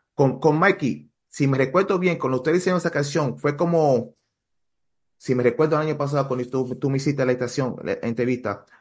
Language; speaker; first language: Spanish; early bilingual, heritage; Spanish